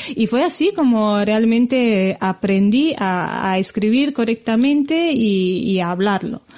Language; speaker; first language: Spanish; non-native, fluent; Romanian